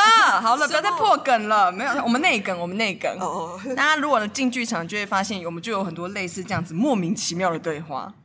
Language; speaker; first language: Chinese; native; Chinese